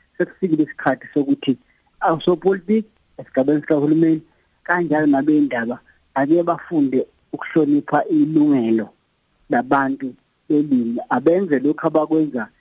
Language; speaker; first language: Zulu; native; Zulu